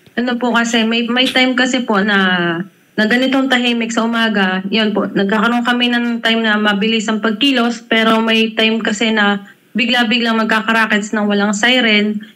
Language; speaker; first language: Filipino; native; Filipino